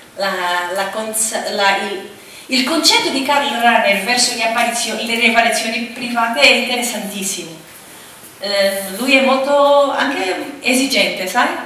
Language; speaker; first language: Italian; non-native, fluent; Portuguese